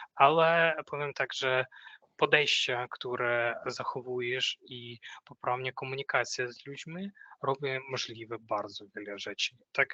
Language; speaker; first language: Polish; non-native, fluent; Ukrainian